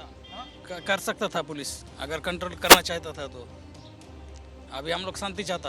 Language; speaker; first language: Hindi; non-native, local second language; Bangla